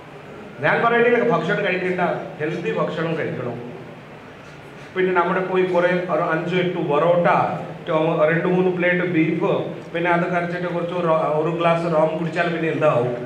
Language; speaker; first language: Malayalam; non-native, learner; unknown